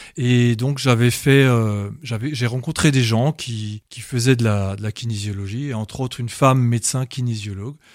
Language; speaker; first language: French; native; French